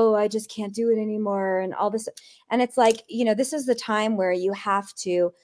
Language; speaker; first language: English; native; English